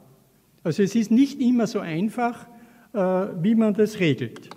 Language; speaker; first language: German; native; German